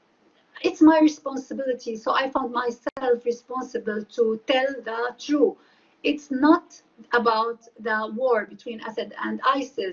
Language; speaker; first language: English; non-native, fluent; Arabic